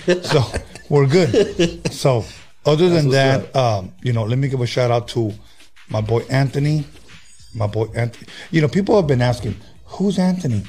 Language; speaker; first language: English; early bilingual, other home language; Spanish